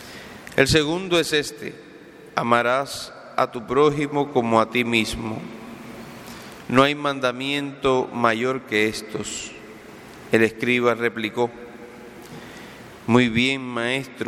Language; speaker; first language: Spanish; native; Spanish